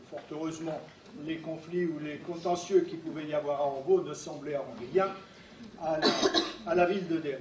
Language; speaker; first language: French; native; French